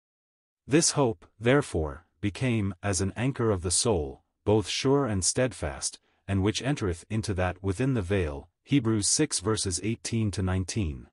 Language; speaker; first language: English; native; English